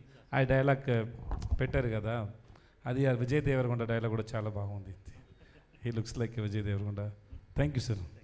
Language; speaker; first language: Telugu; non-native, learner; Tamil